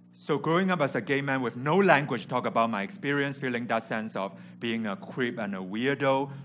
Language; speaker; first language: English; non-native, local second language; Cantonese